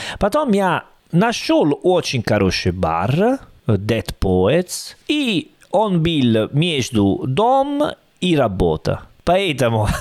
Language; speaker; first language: Russian; non-native, learner; Italian